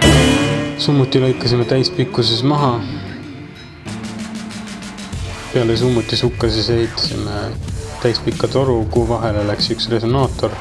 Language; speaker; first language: Estonian; native; Estonian